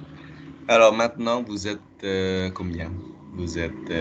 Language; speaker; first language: French; non-native, fluent; Khmer